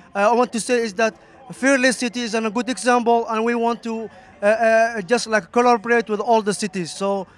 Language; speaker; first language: English; non-native, fluent; Somali